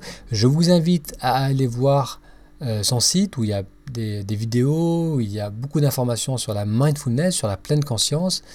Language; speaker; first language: French; native; French